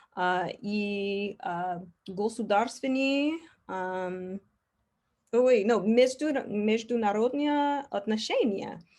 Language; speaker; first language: Russian; non-native, learner; English